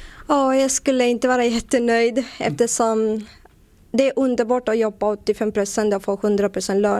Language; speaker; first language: Swedish; non-native, fluent; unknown